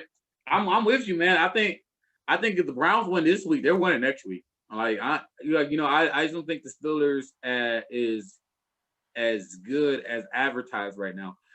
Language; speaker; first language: English; native; English